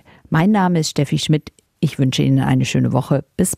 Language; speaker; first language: German; native; German